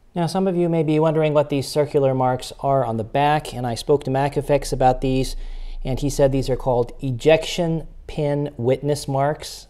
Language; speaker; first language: English; native; English